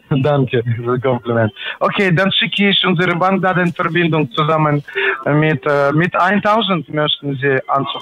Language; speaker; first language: German; non-native, learner; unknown